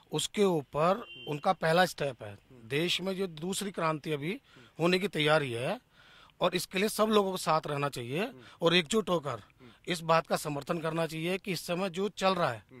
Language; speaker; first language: Hindi; native; Hindi